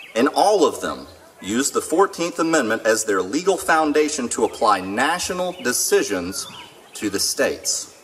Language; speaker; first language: English; native; English